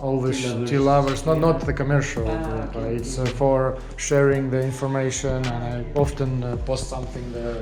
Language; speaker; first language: English; non-native, learner; Russian